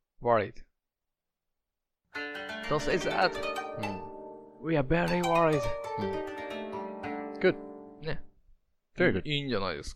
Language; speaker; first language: English; non-native, learner; Japanese